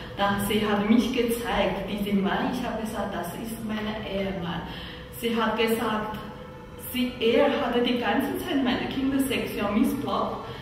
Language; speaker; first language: German; non-native, learner; Chinese